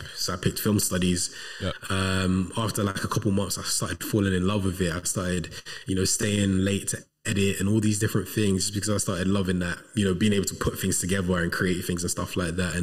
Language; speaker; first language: English; native; English